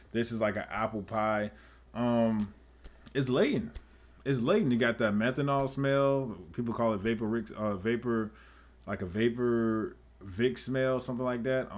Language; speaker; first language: English; native; English